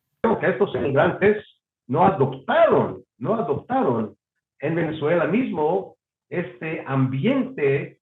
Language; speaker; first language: Spanish; non-native, fluent; Hebrew